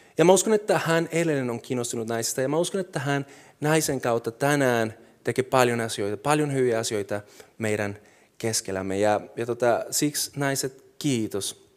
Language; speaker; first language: Finnish; non-native, fluent; Spanish